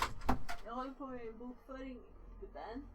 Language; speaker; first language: Swedish; native; Swedish